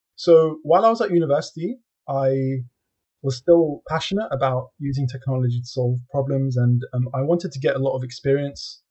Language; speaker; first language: English; native; English